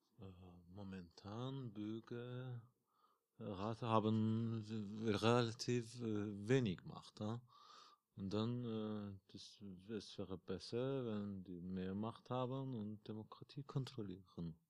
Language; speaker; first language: German; non-native, learner; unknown